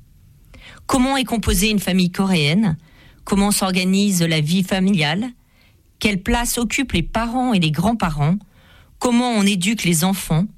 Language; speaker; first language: French; native; French